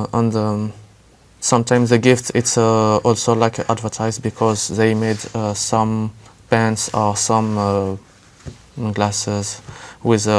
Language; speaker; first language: English; non-native, learner; French